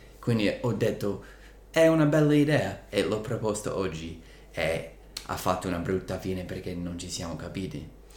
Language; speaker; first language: Italian; non-native, fluent; English